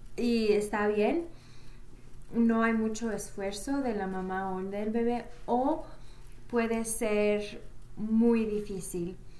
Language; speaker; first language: Spanish; early bilingual, heritage; Spanish